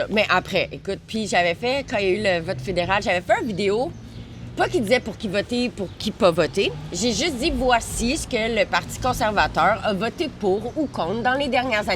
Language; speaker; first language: French; native; French